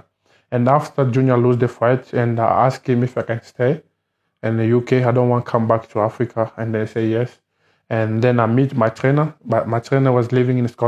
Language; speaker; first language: English; non-native, learner; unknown